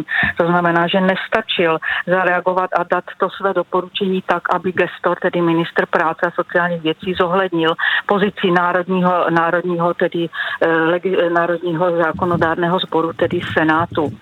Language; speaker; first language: Czech; native; Czech